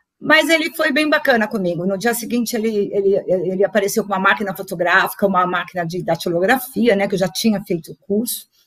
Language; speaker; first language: Portuguese; native; Portuguese